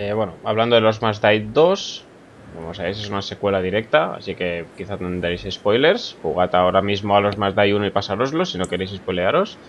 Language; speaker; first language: Spanish; native; Spanish